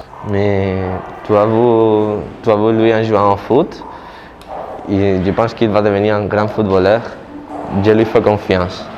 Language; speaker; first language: French; non-native, learner; Spanish